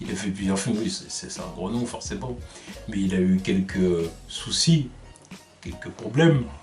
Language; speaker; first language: French; native; French